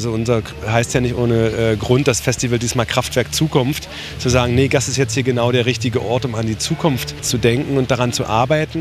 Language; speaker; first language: German; native; German